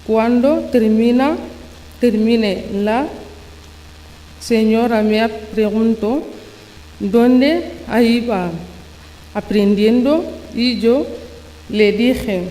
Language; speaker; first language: Spanish; non-native, learner; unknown